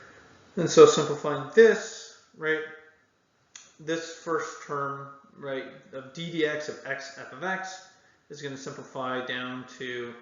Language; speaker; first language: English; native; English